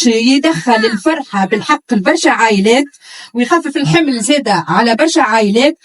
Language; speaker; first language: Arabic; native; Arabic